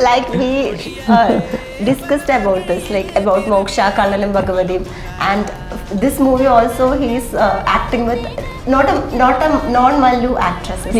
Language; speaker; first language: English; non-native, local second language; Malayalam